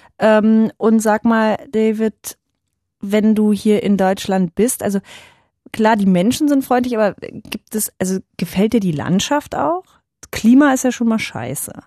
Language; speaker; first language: German; native; German